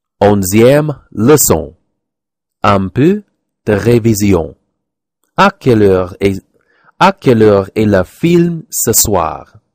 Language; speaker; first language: French; non-native, learner; English